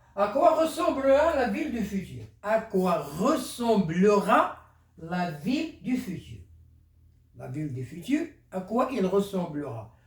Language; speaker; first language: French; non-native, local second language; Arabic